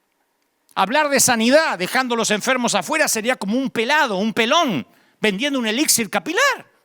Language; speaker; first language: Spanish; native; Spanish